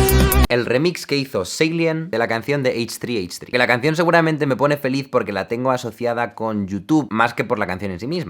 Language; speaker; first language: Spanish; native; Spanish